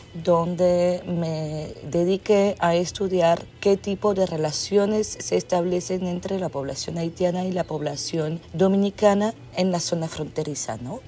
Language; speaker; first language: Spanish; non-native, fluent; French